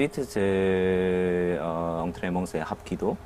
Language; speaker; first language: French; non-native, learner; Korean